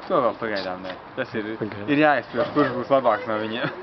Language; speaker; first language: Latvian; non-native, local second language; Russian